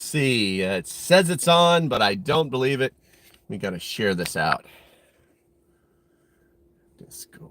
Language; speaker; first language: English; native; English